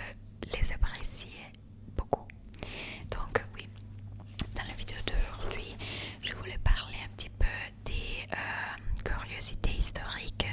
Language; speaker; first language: French; non-native, learner; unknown